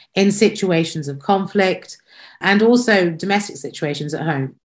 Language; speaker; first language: English; native; English